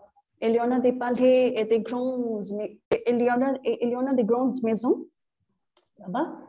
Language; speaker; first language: French; non-native, learner; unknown